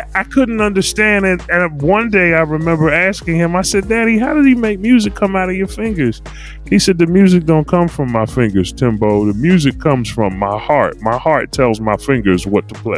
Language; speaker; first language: English; native; English